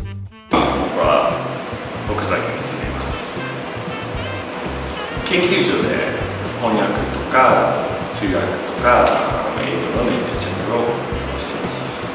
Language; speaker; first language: Japanese; non-native, fluent; English